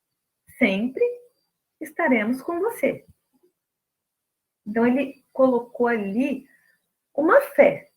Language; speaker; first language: Portuguese; native; Portuguese